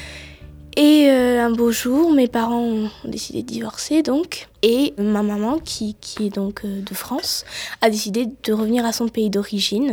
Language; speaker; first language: French; native; French